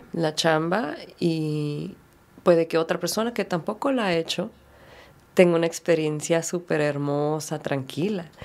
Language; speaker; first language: Spanish; early bilingual, heritage; Spanish